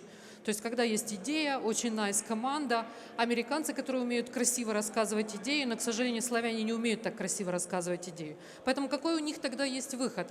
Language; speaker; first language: Russian; native; Russian